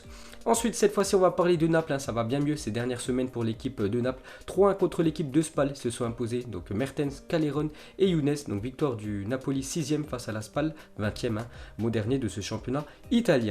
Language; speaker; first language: French; native; French